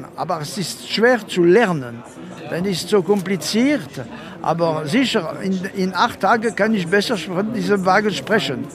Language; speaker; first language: German; non-native, fluent; French